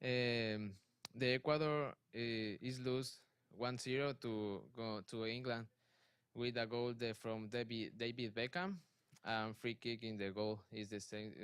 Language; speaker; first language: English; non-native, learner; Spanish